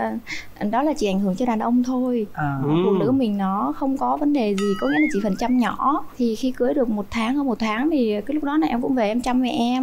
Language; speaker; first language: Vietnamese; native; Vietnamese